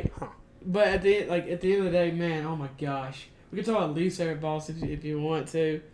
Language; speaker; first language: English; native; English